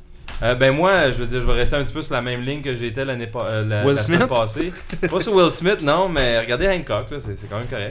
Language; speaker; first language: French; native; French